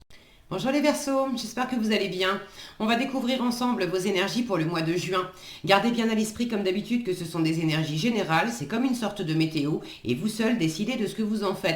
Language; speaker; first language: French; native; French